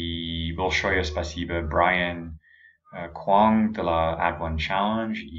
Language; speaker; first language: Russian; non-native, learner; English